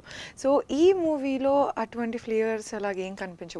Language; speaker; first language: Telugu; native; Telugu